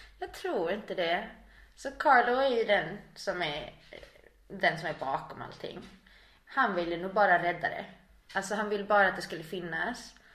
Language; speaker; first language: Swedish; native; Swedish